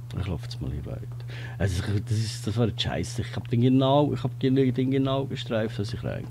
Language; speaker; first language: German; native; German